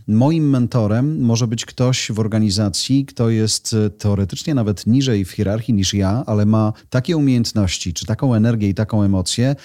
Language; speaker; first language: Polish; native; Polish